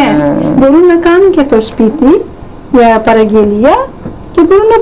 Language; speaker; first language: Greek; non-native, local second language; Turkish